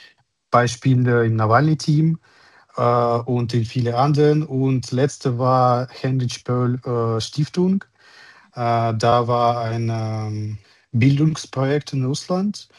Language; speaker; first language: German; non-native, learner; Russian